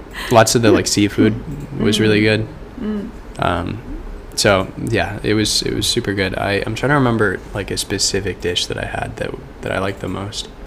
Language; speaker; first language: English; native; English